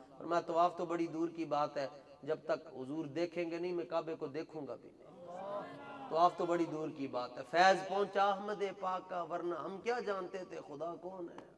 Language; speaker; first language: Urdu; non-native, local second language; Punjabi